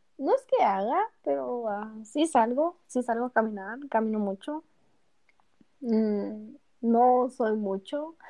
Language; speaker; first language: Spanish; native; Spanish